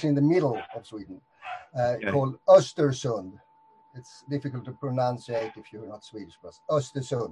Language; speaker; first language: English; non-native, fluent; Swedish